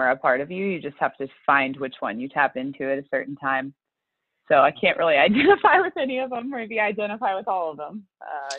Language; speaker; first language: English; native; English